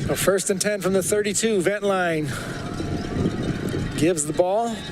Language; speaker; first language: English; native; English